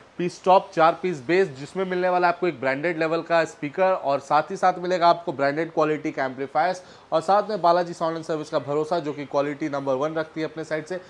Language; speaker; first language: Hindi; native; Hindi